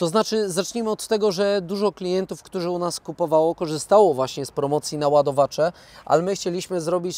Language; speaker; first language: Polish; native; Polish